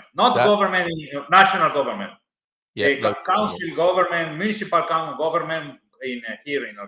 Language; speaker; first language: English; non-native, learner; Italian